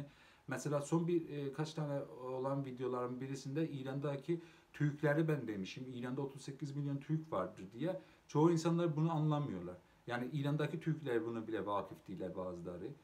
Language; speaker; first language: Turkish; non-native, local second language; Azerbaijani